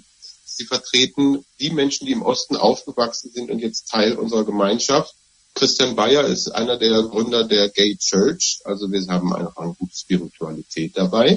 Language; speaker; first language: German; native; German